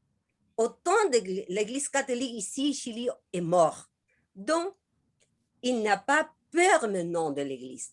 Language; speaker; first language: French; non-native, learner; Spanish